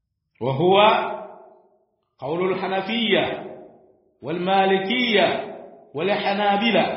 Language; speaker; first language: Arabic; non-native, fluent; Swahili